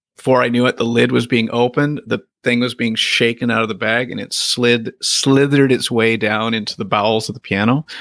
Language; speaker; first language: English; native; English